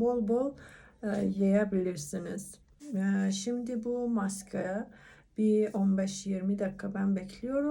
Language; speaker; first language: Turkish; non-native, learner; Persian